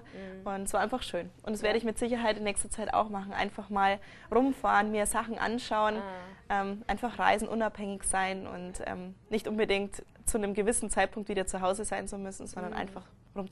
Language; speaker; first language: German; native; German